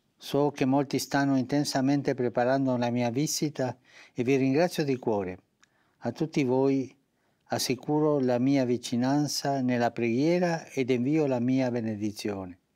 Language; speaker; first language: Italian; early bilingual, heritage; Spanish